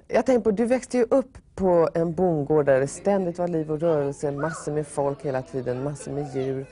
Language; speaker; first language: Swedish; native; Swedish